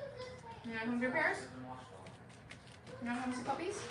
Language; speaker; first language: English; native; English